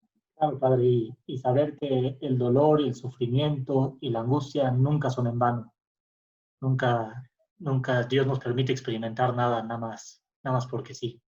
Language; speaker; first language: Spanish; native; Spanish